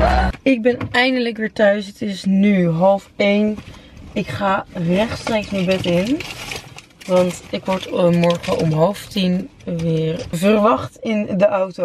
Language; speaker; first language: Dutch; native; Dutch